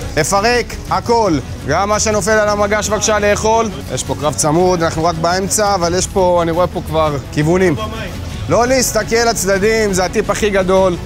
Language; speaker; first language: Hebrew; native; Hebrew